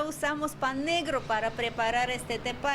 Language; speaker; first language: Spanish; non-native, learner; Russian